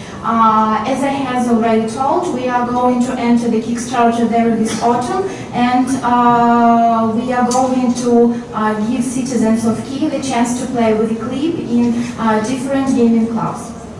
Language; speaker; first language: English; non-native, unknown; Russian